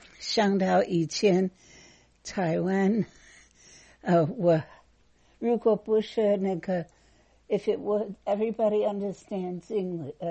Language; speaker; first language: Chinese; non-native, fluent; English